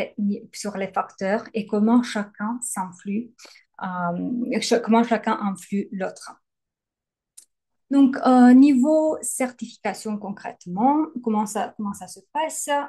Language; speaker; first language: French; native; French